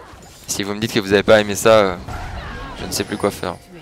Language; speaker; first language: French; native; French